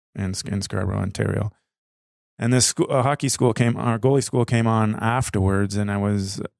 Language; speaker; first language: English; native; English